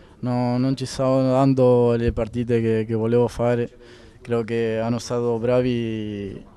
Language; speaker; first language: Italian; non-native, fluent; Spanish